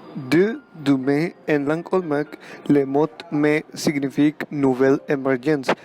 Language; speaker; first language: French; non-native, learner; Spanish